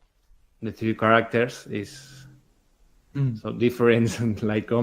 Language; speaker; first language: English; non-native, learner; Spanish